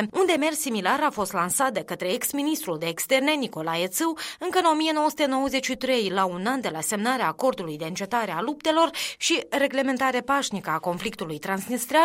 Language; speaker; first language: Romanian; native; Romanian